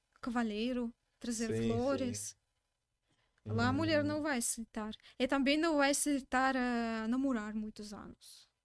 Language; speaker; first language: Portuguese; non-native, learner; Russian